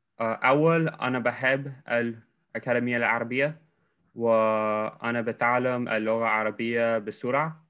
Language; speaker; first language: Arabic; non-native, learner; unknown